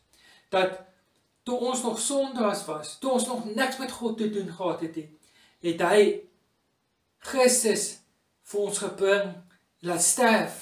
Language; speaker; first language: Afrikaans; native; Afrikaans